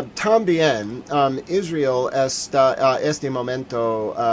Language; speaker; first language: Spanish; non-native, learner; English